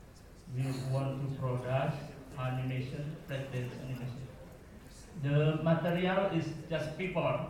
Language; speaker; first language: English; non-native, learner; Indonesian